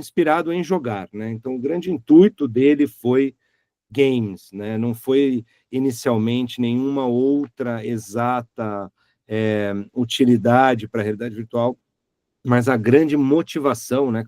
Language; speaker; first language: Portuguese; native; Portuguese